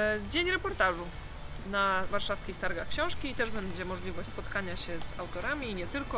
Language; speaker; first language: Polish; native; Polish